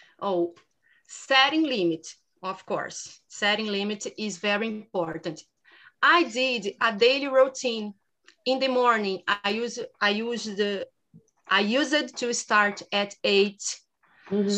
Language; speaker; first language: English; non-native, learner; Portuguese